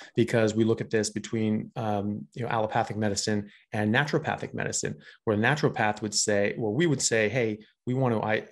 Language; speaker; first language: English; native; English